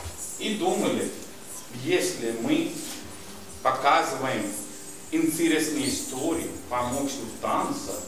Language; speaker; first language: Russian; non-native, learner; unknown